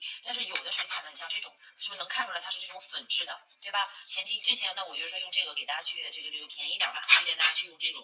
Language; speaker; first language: Chinese; native; Chinese